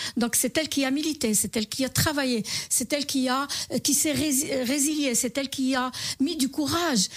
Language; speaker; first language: French; non-native, local second language; Arabic